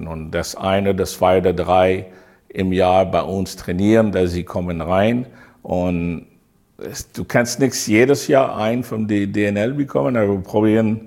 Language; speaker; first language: German; non-native, learner; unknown